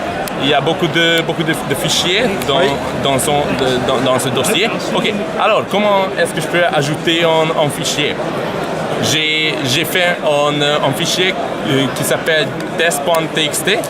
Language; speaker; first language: French; non-native, learner; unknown